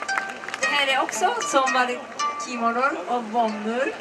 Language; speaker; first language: Swedish; non-native, learner; Japanese